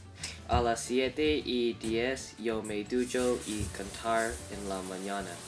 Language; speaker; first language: Spanish; non-native, learner; English